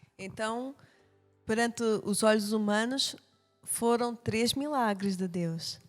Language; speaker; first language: Portuguese; native; Portuguese